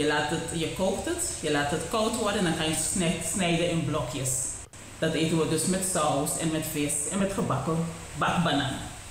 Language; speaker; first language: Dutch; non-native, local second language; Papiamento